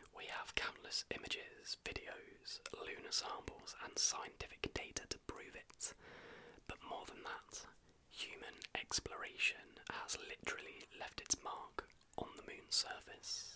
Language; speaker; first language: English; native; English